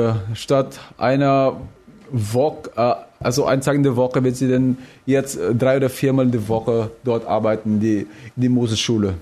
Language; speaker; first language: German; non-native, fluent; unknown